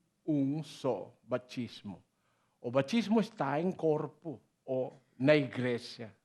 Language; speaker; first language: Portuguese; non-native, learner; Filipino